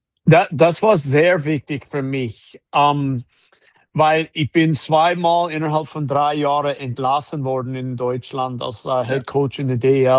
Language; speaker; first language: German; non-native, fluent; English